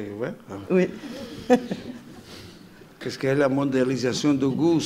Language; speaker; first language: French; non-native, fluent; Italian